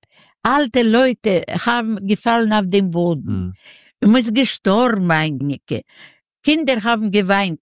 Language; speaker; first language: German; non-native, learner; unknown